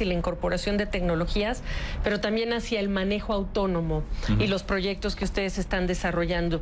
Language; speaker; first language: Spanish; native; Spanish